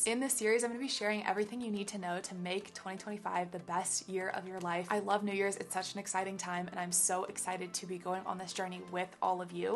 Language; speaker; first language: English; native; English